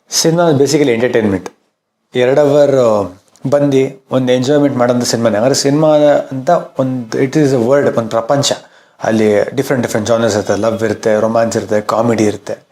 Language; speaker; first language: Kannada; native; Kannada